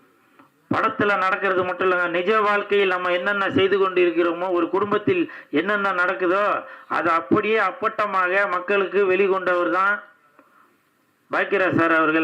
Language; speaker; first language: Tamil; native; Tamil